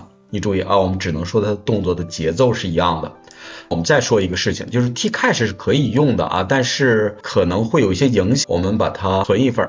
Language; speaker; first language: Chinese; native; Chinese